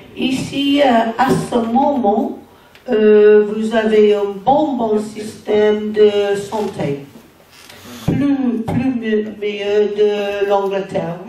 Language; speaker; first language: French; non-native, learner; English